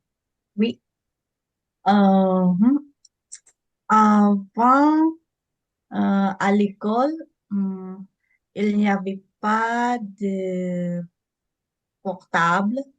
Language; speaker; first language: French; non-native, learner; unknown